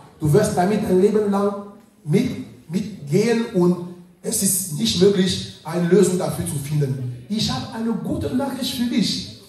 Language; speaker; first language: German; non-native, fluent; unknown